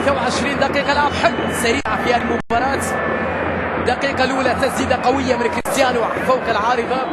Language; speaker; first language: Arabic; native; Arabic